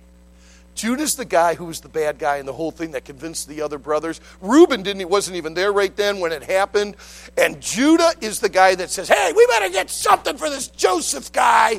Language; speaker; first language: English; native; English